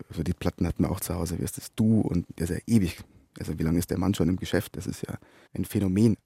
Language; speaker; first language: German; native; German